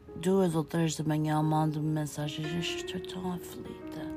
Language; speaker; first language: Portuguese; early bilingual, heritage; Portuguese